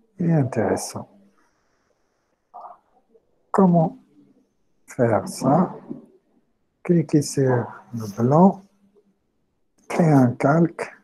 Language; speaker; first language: French; non-native, local second language; Arabic